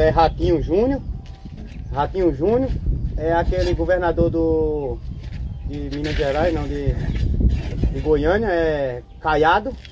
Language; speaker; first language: Portuguese; native; Portuguese